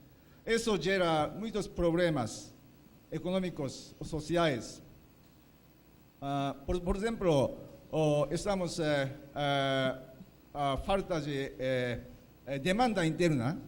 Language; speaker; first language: Portuguese; non-native, fluent; Japanese